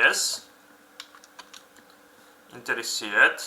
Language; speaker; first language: German; non-native, fluent; Uzbek